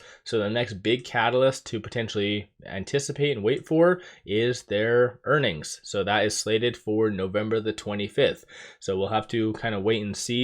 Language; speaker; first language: English; native; English